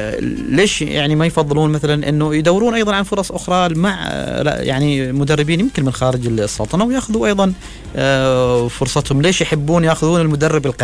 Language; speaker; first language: Arabic; native; Arabic